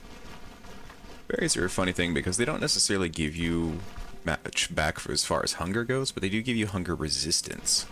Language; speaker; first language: English; native; English